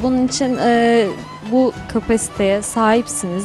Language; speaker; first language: Turkish; native; Turkish